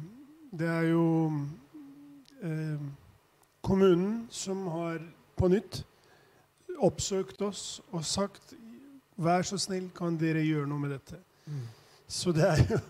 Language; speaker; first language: Swedish; non-native, fluent; Albanian